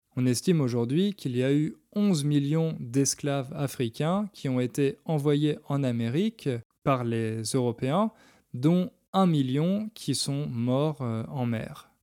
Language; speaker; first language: French; native; French